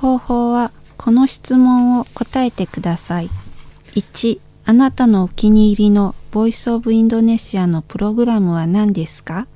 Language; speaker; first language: Japanese; non-native, learner; Indonesian